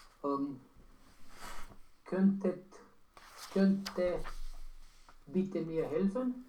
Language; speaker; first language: German; non-native, learner; Romanian